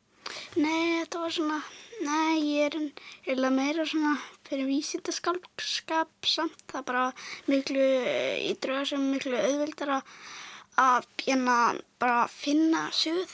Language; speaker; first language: Icelandic; native; Icelandic